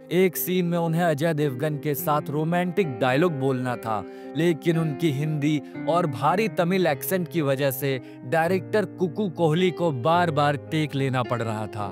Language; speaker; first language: Hindi; native; Hindi